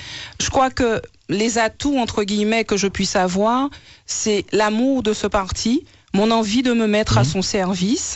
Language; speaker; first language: French; native; French